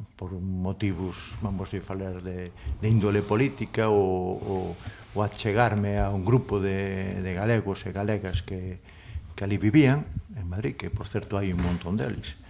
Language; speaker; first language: Galician; non-native, local second language; Spanish